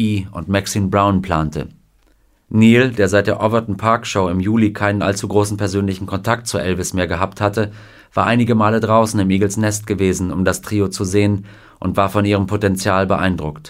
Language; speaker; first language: German; native; German